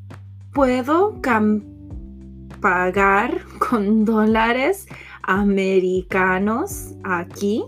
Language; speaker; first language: Spanish; non-native, fluent; English